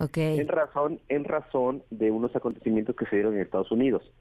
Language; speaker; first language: Spanish; native; Spanish